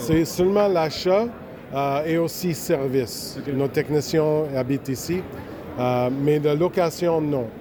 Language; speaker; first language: French; non-native, local second language; English